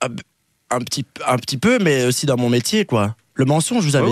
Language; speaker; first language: French; native; French